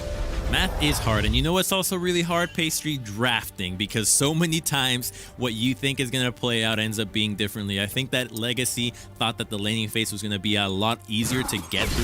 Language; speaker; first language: English; native; English